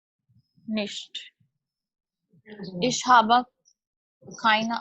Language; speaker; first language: German; non-native, fluent; Hindi